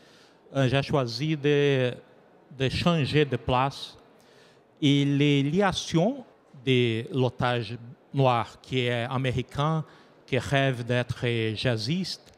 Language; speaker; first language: French; non-native, learner; Portuguese